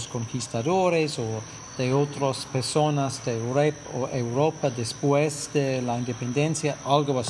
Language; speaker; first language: Spanish; non-native, fluent; English